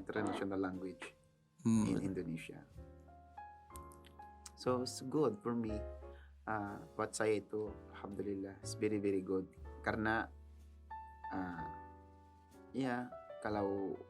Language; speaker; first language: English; non-native, learner; Filipino